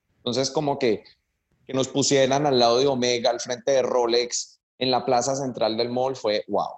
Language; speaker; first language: Spanish; early bilingual, heritage; Spanish